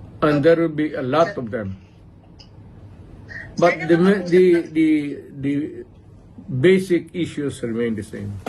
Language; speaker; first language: English; non-native, local second language; Cebuano